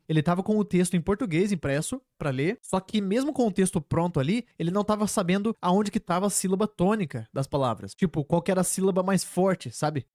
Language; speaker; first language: Portuguese; native; Portuguese